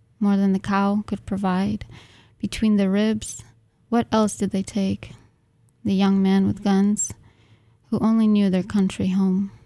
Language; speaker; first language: English; non-native, fluent; Russian